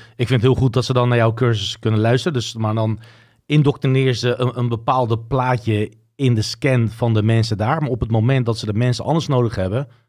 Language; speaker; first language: Dutch; early bilingual, other home language; Turkish